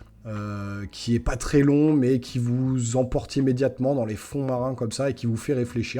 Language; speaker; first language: French; native; French